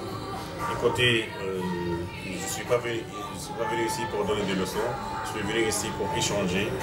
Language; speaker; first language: French; non-native, fluent; Arabic